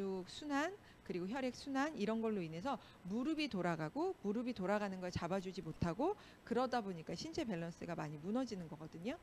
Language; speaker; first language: Korean; native; Korean